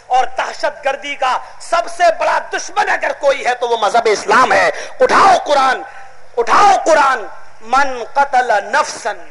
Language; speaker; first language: Urdu; native; Urdu